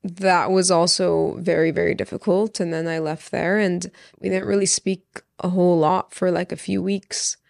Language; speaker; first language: English; early bilingual, other home language; Persian